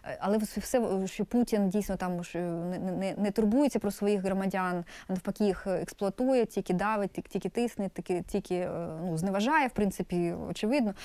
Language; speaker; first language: Ukrainian; non-native, local second language; Russian